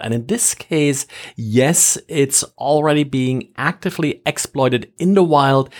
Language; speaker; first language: English; non-native, fluent; German